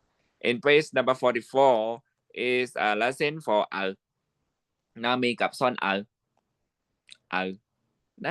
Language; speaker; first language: English; non-native, learner; Shan